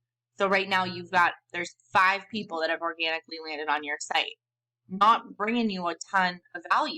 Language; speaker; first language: English; native; English